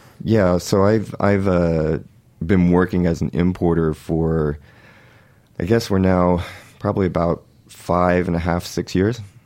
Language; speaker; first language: English; native; English